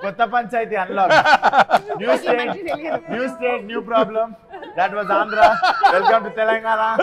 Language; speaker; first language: Telugu; native; Telugu